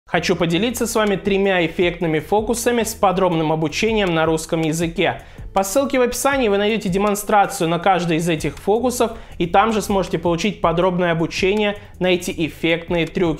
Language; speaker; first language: Russian; native; Russian